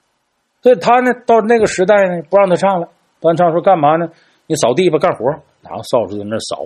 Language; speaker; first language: Chinese; native; Chinese